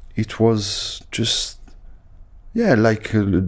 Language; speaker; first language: English; non-native, fluent; French